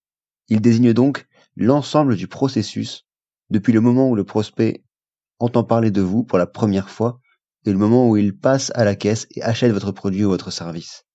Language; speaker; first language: French; native; French